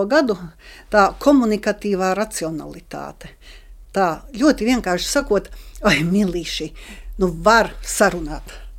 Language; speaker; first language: Latvian; native; Latvian